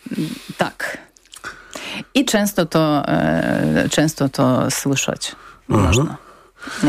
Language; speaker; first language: Polish; non-native, learner; Ukrainian